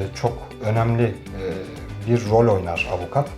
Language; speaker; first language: Turkish; native; Turkish